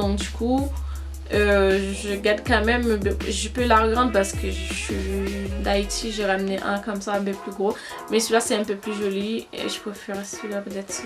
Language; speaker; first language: French; non-native, local second language; Haitian Creole